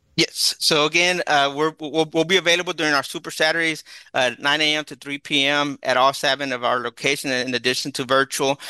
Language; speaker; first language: English; early bilingual, other home language; Spanish